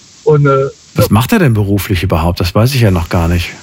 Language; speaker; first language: German; native; German